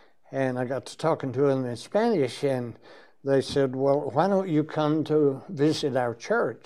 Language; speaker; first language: English; native; English